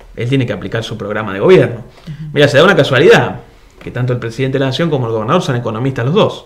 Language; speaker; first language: Spanish; native; Spanish